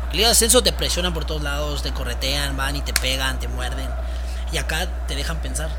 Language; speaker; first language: Spanish; early bilingual, heritage; Spanish